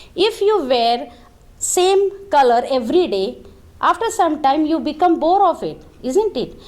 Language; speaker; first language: English; non-native, local second language; Marathi